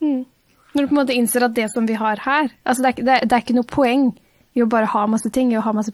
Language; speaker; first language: Norwegian; native; Norwegian